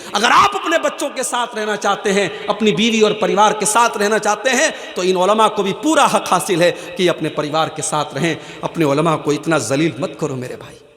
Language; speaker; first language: Urdu; native; Urdu